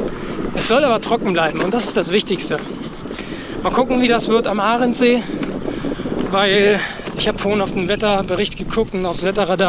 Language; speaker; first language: German; native; German